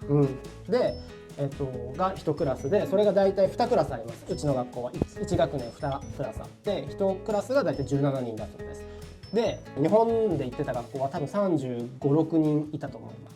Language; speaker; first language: Japanese; native; Japanese